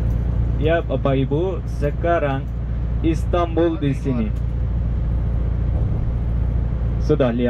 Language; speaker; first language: Indonesian; non-native, fluent; Turkish